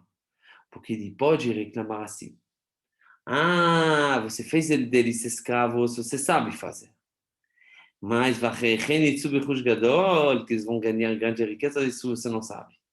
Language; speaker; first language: Portuguese; non-native, fluent; Hebrew